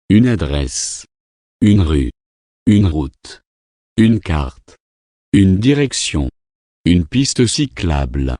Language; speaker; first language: French; non-native, fluent; Arabic